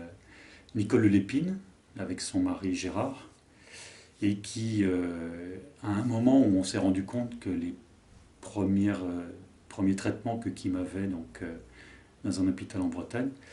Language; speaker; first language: French; native; French